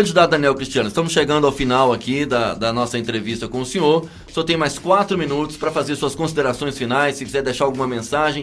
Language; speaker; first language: Portuguese; native; Portuguese